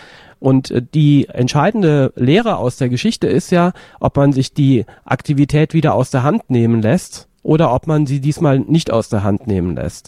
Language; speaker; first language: German; native; German